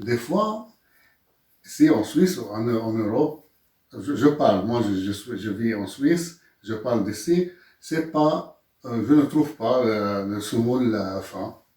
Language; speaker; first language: French; non-native, local second language; Arabic